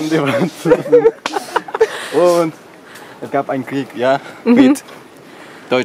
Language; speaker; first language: German; non-native, learner; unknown